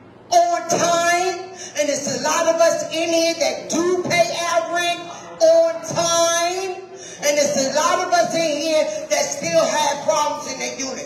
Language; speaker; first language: English; native; English